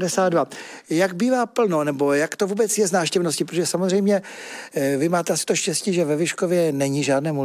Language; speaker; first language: Czech; native; Czech